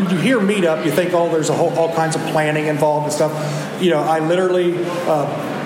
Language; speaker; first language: English; native; English